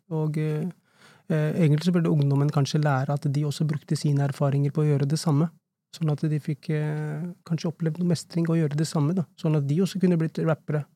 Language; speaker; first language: Norwegian; early bilingual, other home language; Urdu